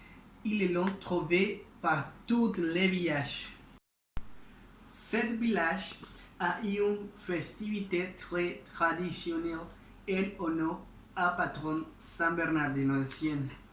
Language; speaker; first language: French; non-native, learner; Spanish